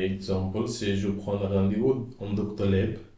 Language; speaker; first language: French; non-native, learner; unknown